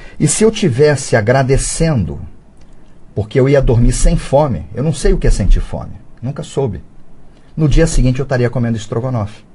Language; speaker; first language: Portuguese; early bilingual, other home language; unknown